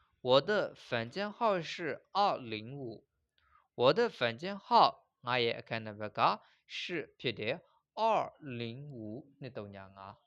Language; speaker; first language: Chinese; non-native, fluent; Burmese